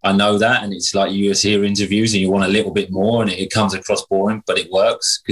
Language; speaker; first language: English; native; English